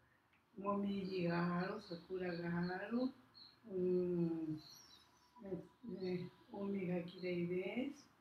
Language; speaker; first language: Japanese; non-native, learner; Spanish